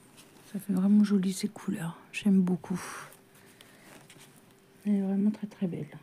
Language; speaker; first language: French; native; French